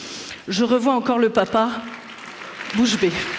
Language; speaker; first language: French; native; French